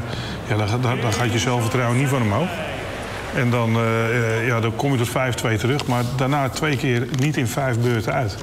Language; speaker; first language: Dutch; native; Dutch